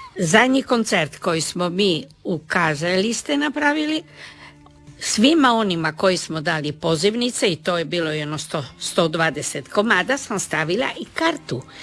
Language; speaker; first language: Bosnian; non-native, local second language; Italian